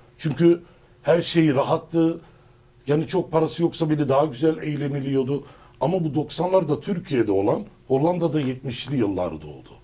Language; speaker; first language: Turkish; early bilingual, heritage; Turkish